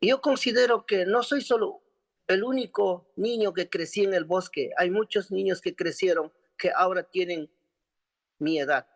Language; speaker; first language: Spanish; non-native, local second language; Quechua